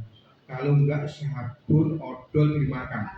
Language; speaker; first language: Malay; non-native, local second language; Javanese